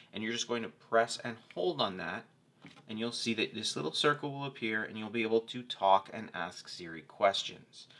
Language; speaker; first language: English; native; English